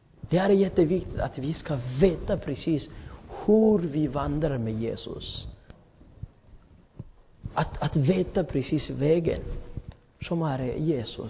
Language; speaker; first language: Swedish; non-native, fluent; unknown